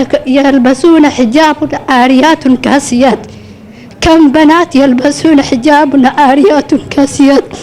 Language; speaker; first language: Arabic; non-native, learner; Somali